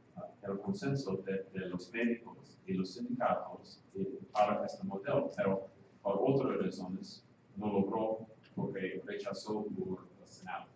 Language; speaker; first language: Spanish; non-native, fluent; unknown